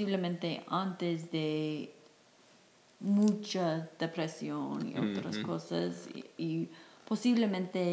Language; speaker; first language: Spanish; non-native, fluent; English